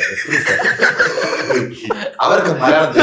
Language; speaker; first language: Tamil; non-native, learner; Malayalam